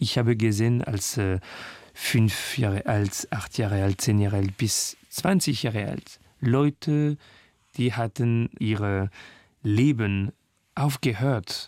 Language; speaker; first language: German; non-native, learner; French